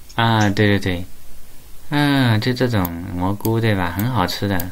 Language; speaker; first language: Chinese; native; Chinese